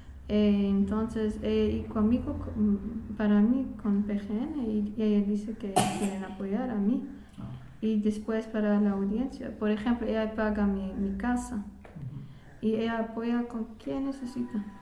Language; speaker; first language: Spanish; non-native, learner; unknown